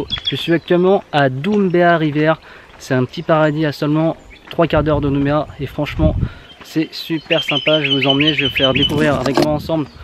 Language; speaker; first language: French; native; French